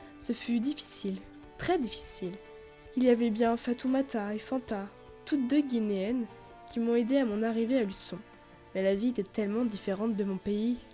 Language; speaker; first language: French; native; French